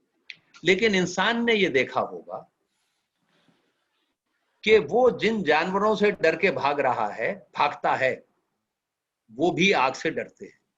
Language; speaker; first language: Hindi; native; Hindi